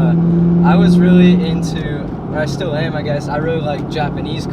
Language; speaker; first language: English; native; English